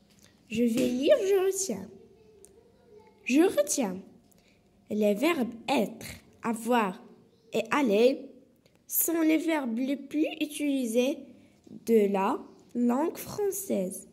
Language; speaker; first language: French; non-native, local second language; Arabic